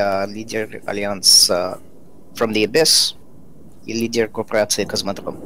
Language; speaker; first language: Russian; early bilingual, heritage; Russian